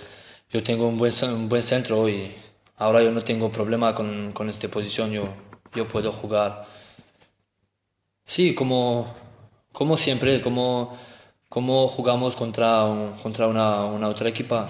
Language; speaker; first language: Spanish; non-native, learner; French